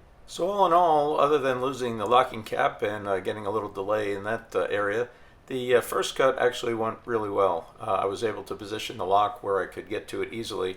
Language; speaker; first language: English; native; English